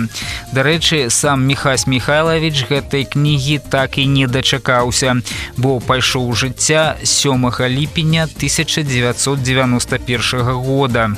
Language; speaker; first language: Belarusian; native; Belarusian